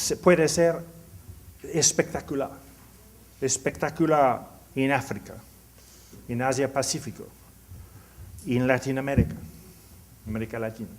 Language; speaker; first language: Spanish; non-native, learner; English